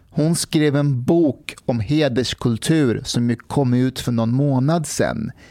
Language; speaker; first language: Swedish; early bilingual, other home language; Persian